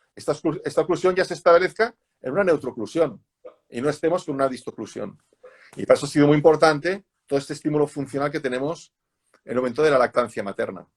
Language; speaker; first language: Spanish; native; Spanish